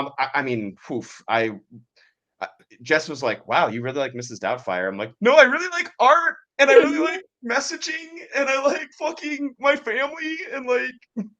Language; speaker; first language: English; native; English